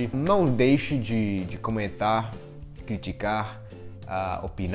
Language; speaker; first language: Portuguese; non-native, fluent; English